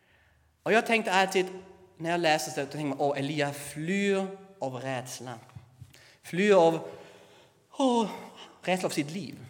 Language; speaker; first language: Swedish; non-native, fluent; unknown